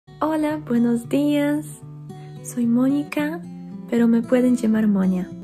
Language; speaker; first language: Spanish; non-native, learner; Polish